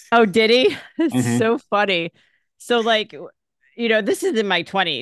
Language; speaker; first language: English; native; English